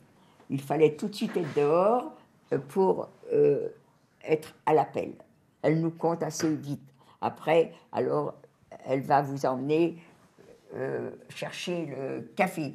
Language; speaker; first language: French; native; French